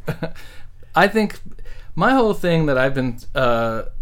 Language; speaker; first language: English; native; English